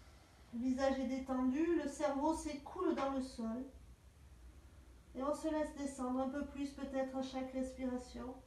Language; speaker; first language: French; native; French